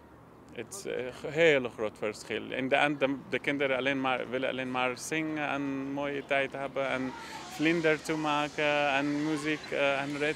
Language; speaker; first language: Dutch; non-native, learner; Arabic